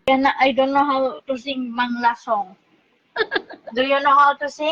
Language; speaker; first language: English; non-native, local second language; Filipino